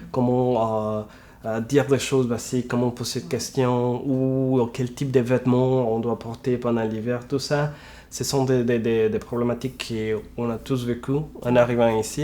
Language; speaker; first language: French; non-native, fluent; Spanish